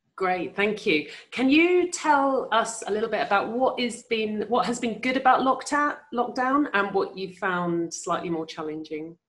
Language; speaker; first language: English; native; English